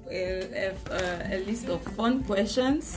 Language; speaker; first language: English; non-native, local second language; French